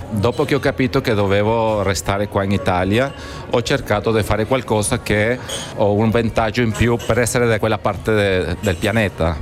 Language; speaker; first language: Italian; non-native, fluent; Spanish